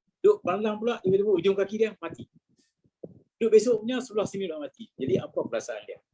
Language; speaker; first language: Malay; native; Malay